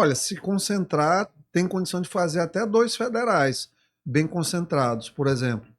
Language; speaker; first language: Portuguese; native; Portuguese